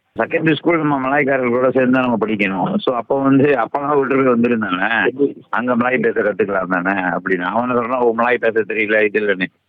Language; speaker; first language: Tamil; native; Tamil